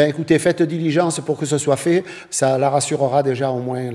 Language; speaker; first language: French; native; French